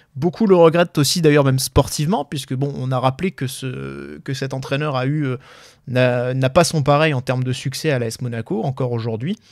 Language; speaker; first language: French; native; French